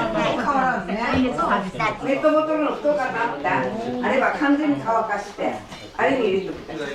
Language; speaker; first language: Japanese; native; Japanese